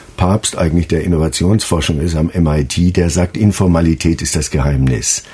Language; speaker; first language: German; native; German